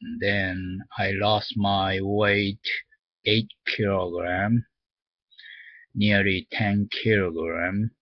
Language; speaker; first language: English; non-native, learner; Japanese